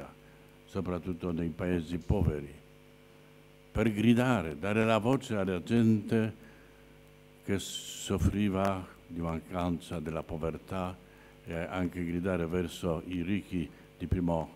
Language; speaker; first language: Italian; non-native, fluent; Polish